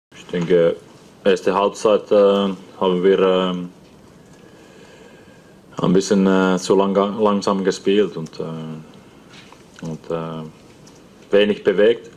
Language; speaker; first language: German; non-native, fluent; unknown